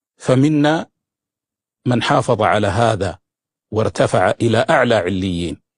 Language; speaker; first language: Arabic; native; Arabic